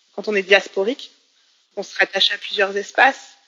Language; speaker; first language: French; native; French